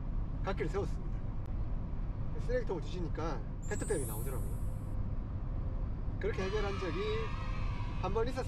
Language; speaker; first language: Korean; native; Korean